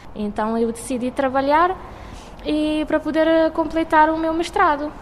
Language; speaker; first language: Portuguese; non-native, local second language; Kabuverdianu